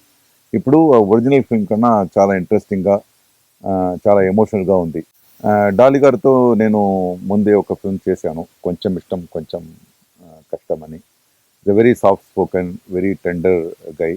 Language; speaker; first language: Telugu; non-native, fluent; Tamil